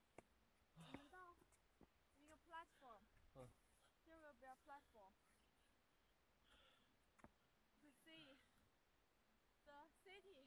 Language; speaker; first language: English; non-native, learner; Chinese